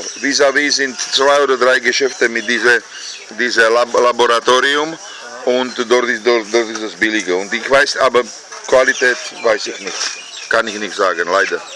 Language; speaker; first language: German; non-native, learner; Thai